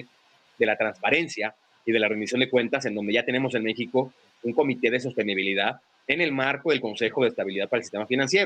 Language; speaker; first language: Spanish; native; Spanish